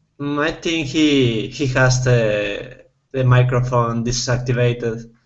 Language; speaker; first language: English; non-native, fluent; Spanish